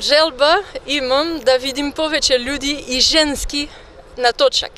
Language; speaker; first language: Macedonian; non-native, learner; French